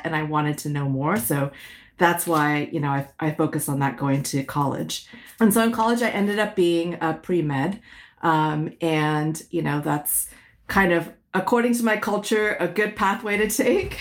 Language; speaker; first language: English; early bilingual, other home language; Min Nan Chinese